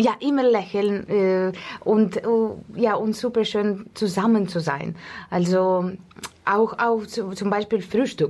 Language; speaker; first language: German; non-native, learner; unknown